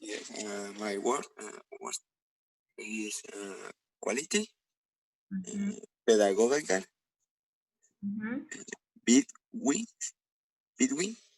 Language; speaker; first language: English; non-native, learner; Spanish